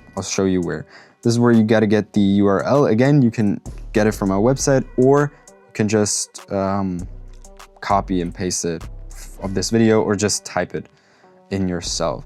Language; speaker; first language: English; non-native, fluent; German